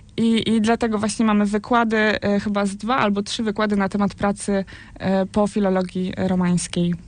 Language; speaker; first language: Polish; native; Polish